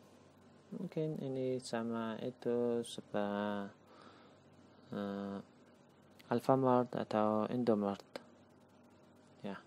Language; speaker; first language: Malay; non-native, learner; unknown